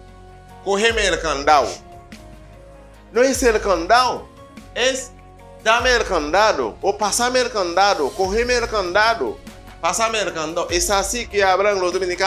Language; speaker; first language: Spanish; non-native, fluent; Haitian Creole